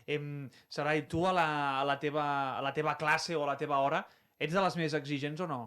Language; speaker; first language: Catalan; native; Catalan